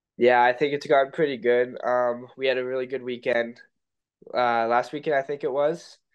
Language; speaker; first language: English; native; English